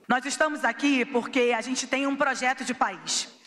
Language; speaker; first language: Portuguese; native; Portuguese